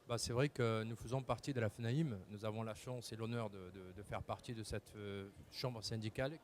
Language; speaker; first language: French; native; French